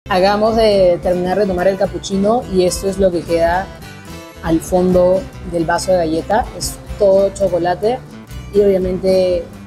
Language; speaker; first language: Spanish; native; Spanish